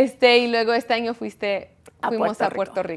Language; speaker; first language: Spanish; early bilingual, heritage; Spanish